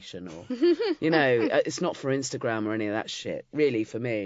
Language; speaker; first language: English; native; English